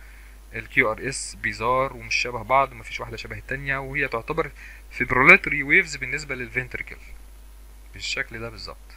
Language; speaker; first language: Arabic; native; Arabic